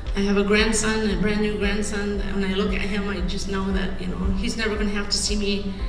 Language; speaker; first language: English; native; English